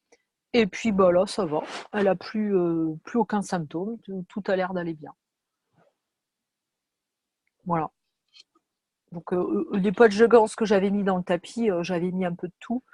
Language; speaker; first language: French; native; French